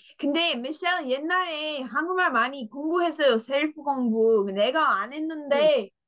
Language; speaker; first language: Korean; non-native, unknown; English